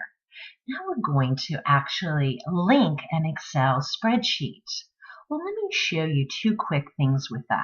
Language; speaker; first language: English; native; English